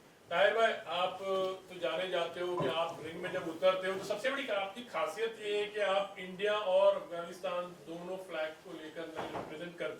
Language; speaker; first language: Hindi; native; Hindi